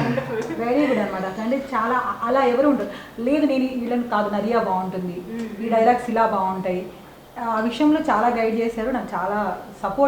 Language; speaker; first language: Telugu; native; Telugu